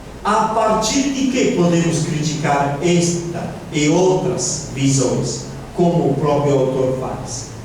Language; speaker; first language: Portuguese; non-native, fluent; Italian